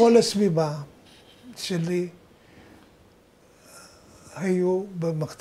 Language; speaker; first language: Hebrew; non-native, fluent; Arabic